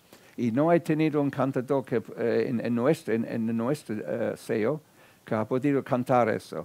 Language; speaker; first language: Spanish; non-native, fluent; English